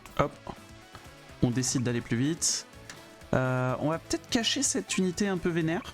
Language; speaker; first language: French; native; French